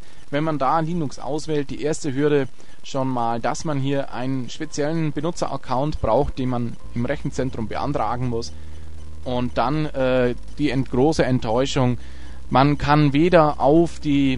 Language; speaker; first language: German; native; German